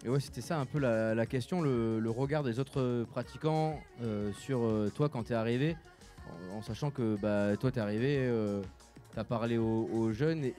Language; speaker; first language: French; native; French